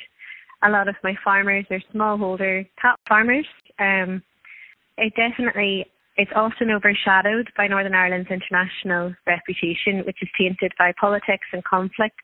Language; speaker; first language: English; native; English